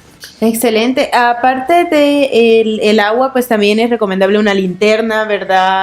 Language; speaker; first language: Spanish; native; Spanish